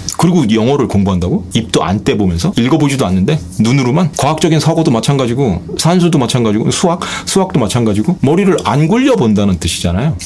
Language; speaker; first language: Korean; native; Korean